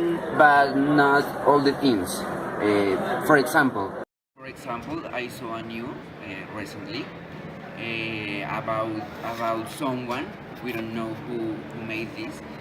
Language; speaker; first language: English; non-native, learner; Spanish